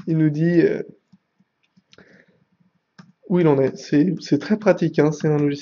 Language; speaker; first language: French; native; French